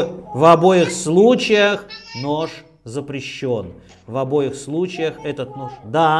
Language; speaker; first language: Russian; native; Russian